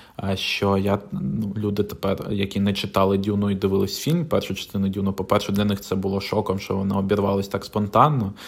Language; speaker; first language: Ukrainian; non-native, local second language; Russian